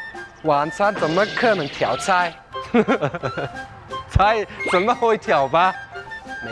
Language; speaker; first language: Chinese; non-native, fluent; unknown